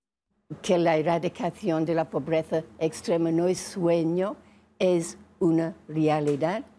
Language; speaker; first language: Spanish; non-native, fluent; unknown